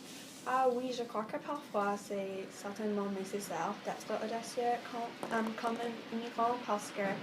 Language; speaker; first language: French; non-native, fluent; English